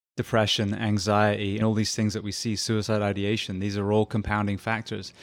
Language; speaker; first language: English; native; English